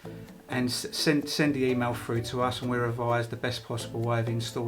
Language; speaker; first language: English; native; English